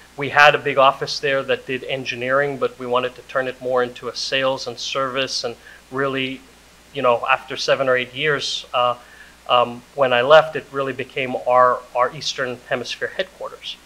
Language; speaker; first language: English; native; English